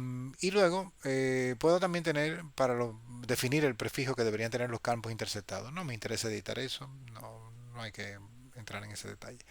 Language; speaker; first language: Spanish; native; Spanish